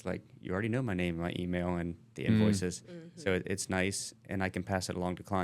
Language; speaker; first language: English; native; English